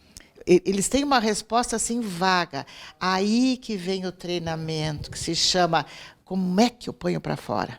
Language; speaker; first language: Portuguese; native; Portuguese